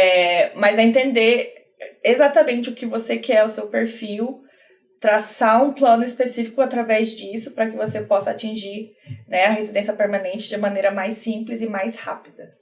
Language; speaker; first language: Portuguese; native; Portuguese